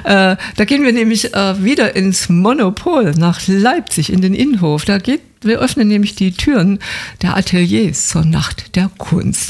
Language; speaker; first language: German; native; German